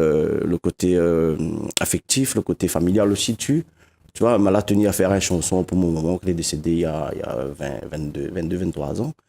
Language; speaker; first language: French; non-native, local second language; Réunion Creole French